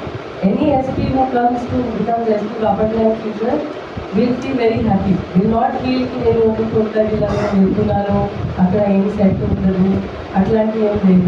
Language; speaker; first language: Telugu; non-native, fluent; Hindi